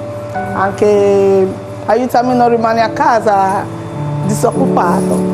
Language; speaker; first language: Italian; non-native, learner; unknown